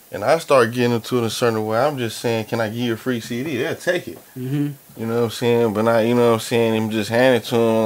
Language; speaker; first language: English; native; English